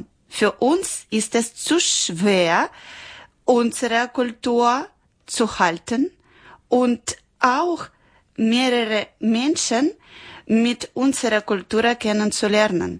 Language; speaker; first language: German; non-native, learner; Ukrainian